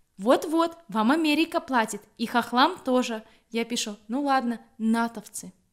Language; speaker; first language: Russian; native; Russian